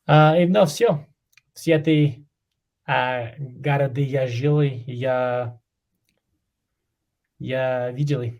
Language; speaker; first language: Russian; non-native, learner; English